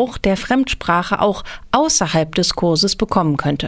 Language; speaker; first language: German; native; German